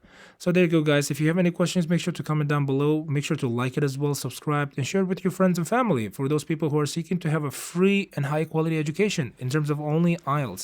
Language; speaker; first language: English; non-native, fluent; Uzbek